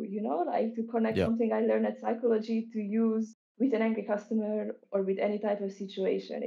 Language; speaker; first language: English; non-native, fluent; Hungarian